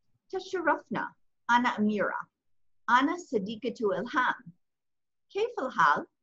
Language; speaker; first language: Arabic; non-native, fluent; English